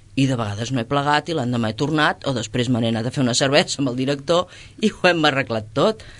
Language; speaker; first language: Catalan; native; Catalan